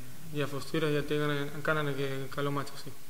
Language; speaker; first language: Greek; non-native, fluent; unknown